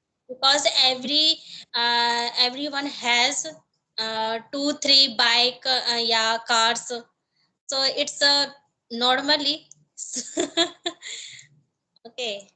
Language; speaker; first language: English; non-native, learner; Hindi